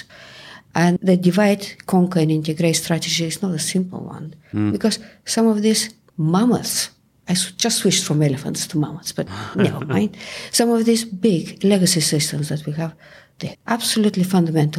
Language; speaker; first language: English; non-native, fluent; Bulgarian